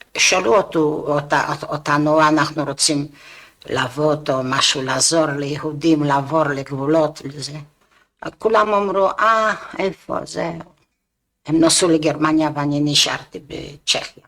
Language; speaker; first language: Hebrew; non-native, fluent; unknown